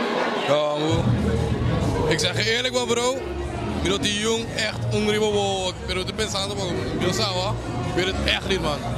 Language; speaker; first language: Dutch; non-native, local second language; Papiamento